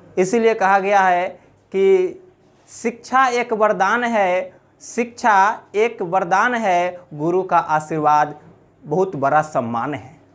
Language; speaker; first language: Hindi; native; Hindi